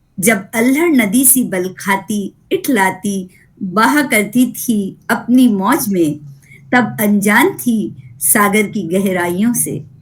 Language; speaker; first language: Hindi; native; Hindi